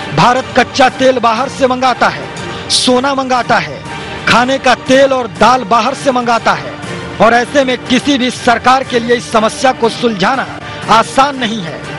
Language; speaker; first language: Hindi; native; Hindi